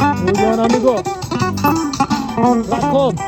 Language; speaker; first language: Spanish; non-native, learner; Turkish